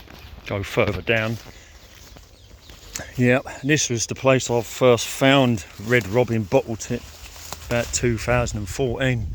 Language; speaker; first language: English; native; English